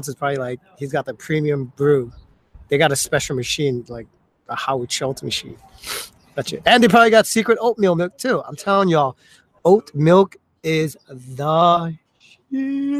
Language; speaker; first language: English; early bilingual, other home language; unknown